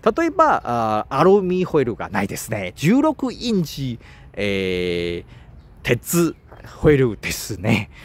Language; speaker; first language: Japanese; non-native, learner; Chinese